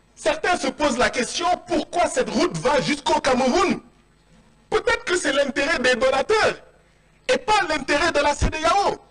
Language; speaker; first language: French; non-native, local second language; Wolof